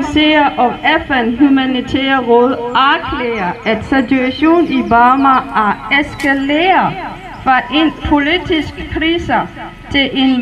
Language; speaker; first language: Danish; non-native, learner; Burmese